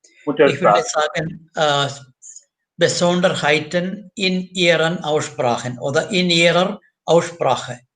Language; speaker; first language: German; non-native, fluent; Malayalam